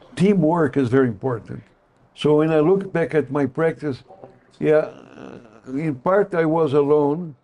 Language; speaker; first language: English; non-native, fluent; Portuguese